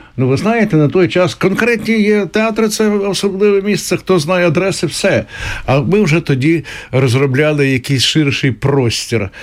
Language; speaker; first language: Ukrainian; native; Ukrainian